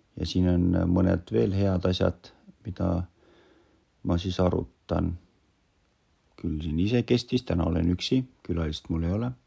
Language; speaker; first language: Estonian; non-native, local second language; Russian